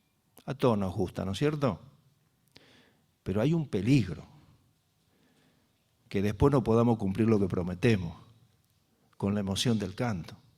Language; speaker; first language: Spanish; native; Spanish